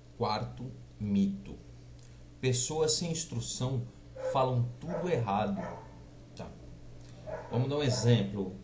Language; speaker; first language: Portuguese; native; Portuguese